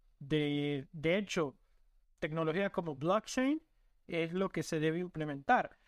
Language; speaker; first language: Spanish; native; Spanish